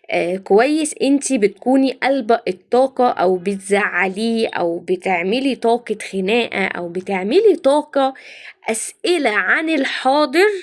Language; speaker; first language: Arabic; native; Arabic